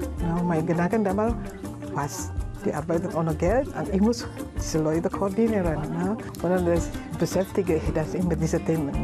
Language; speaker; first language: German; non-native, learner; Indonesian